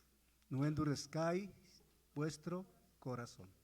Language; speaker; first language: Spanish; native; Spanish